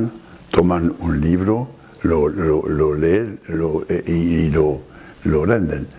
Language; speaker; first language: Spanish; non-native, fluent; French